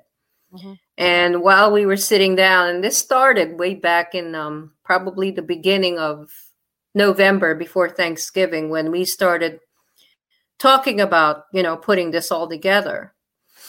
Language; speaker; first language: English; non-native, local second language; Filipino